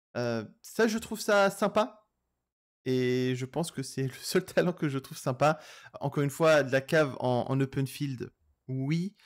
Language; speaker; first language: French; native; French